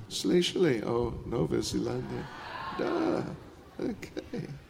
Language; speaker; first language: Russian; non-native, learner; English